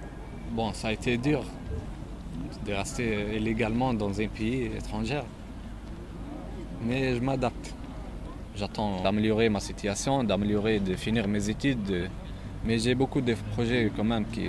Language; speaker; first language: French; non-native, local second language; Arabic